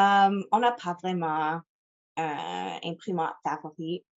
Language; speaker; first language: French; non-native, local second language; English